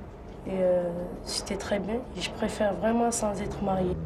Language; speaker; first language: French; non-native, local second language; Arabic